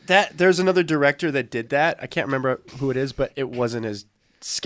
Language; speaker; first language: English; native; English